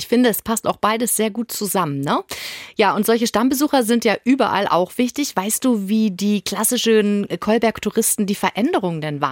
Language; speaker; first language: German; native; German